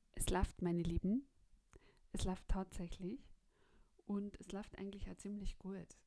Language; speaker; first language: German; native; German